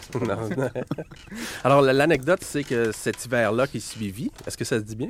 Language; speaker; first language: French; native; French